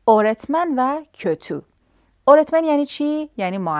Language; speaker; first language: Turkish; non-native, fluent; Persian